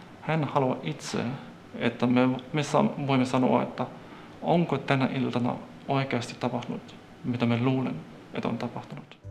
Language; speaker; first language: Finnish; non-native, fluent; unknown